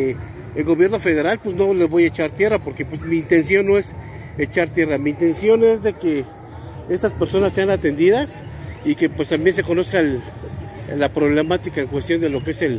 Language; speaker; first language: Spanish; native; Spanish